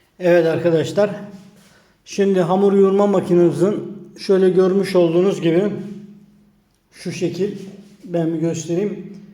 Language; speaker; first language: Turkish; native; Turkish